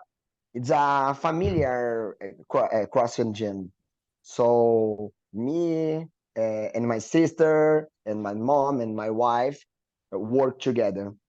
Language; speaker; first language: English; non-native, learner; Portuguese